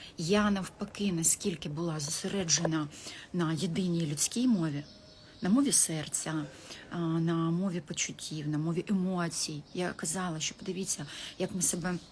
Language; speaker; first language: Ukrainian; non-native, local second language; Russian